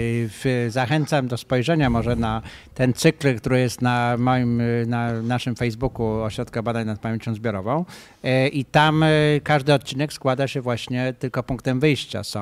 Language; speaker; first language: Polish; native; Polish